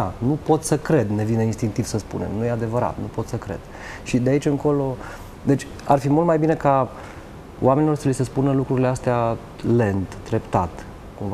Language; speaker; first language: Romanian; native; Romanian